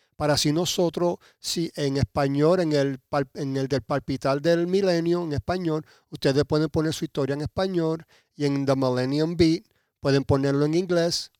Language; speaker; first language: Spanish; early bilingual, heritage; Spanish